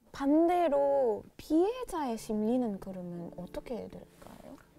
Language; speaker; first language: Korean; non-native, fluent; Spanish